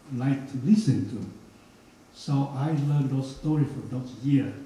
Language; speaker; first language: English; non-native, fluent; Hmong